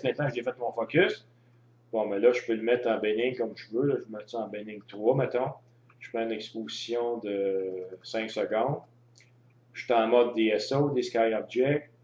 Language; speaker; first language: French; native; French